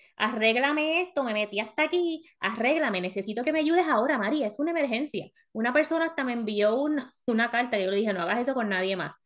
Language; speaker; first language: Spanish; early bilingual, heritage; Spanish